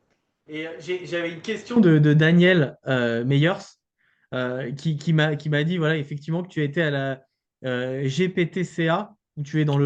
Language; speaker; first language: French; native; French